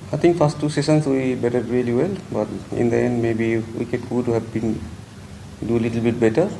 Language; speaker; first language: English; non-native, local second language; Bangla